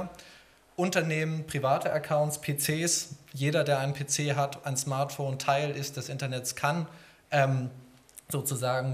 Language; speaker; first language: German; native; German